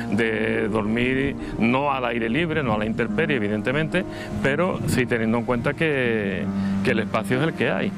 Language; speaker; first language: Spanish; native; Spanish